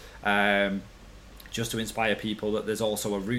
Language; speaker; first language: English; native; English